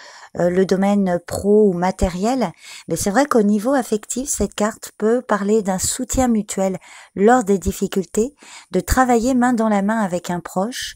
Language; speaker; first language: French; native; French